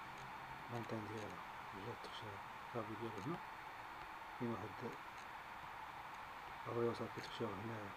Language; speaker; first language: Arabic; native; Arabic